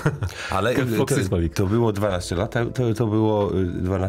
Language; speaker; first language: Polish; non-native, learner; English